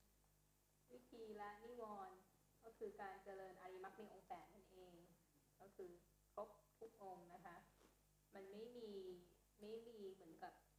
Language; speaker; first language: Thai; native; Thai